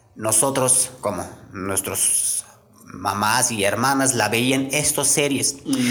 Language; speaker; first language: Spanish; non-native, learner; Turkish